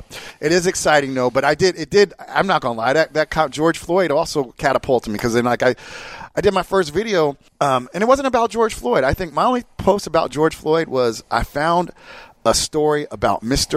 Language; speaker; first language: English; native; English